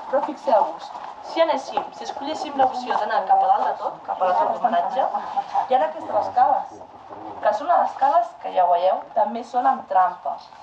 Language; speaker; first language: Catalan; native; Catalan